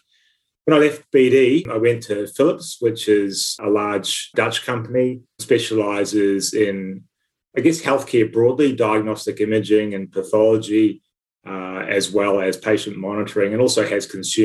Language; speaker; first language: English; native; English